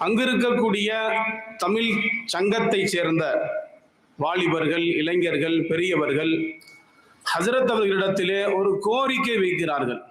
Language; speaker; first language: Tamil; native; Tamil